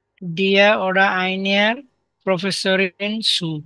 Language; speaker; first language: German; non-native, learner; Bangla